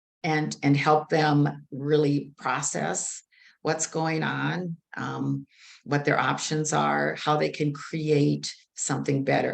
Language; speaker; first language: English; native; English